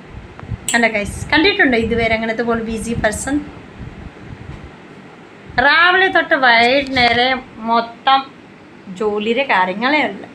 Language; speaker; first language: Malayalam; non-native, fluent; Hindi